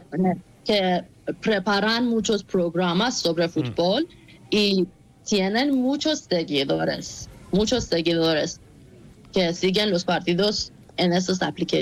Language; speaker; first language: Spanish; non-native, learner; Persian